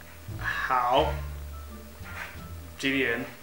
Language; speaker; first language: Chinese; non-native, learner; English